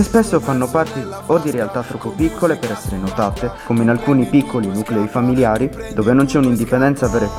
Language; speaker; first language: Italian; native; Italian